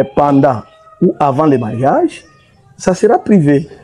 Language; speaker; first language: French; non-native, local second language; Swahili